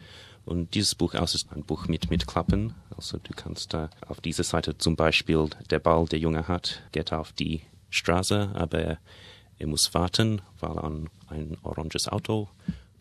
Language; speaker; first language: German; non-native, learner; English